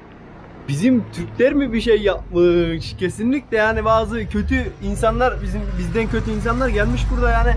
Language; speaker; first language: Turkish; native; Turkish